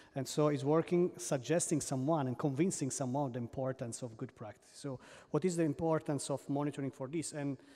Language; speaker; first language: English; non-native, fluent; Italian